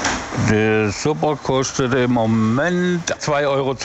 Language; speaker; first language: German; native; German